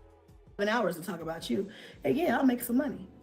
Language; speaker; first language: English; native; English